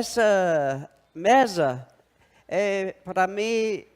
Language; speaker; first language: Portuguese; non-native, fluent; English